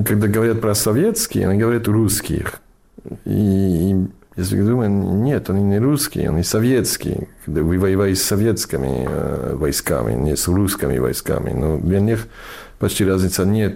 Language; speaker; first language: Russian; non-native, fluent; English